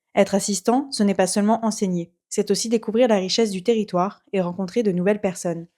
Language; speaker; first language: French; native; French